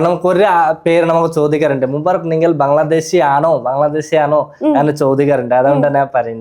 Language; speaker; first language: Malayalam; non-native, local second language; Bangla